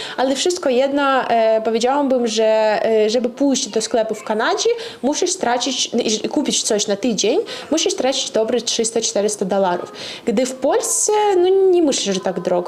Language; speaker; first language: Polish; non-native, fluent; Russian